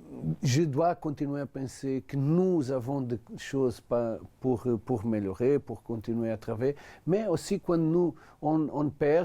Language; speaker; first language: French; non-native, learner; Portuguese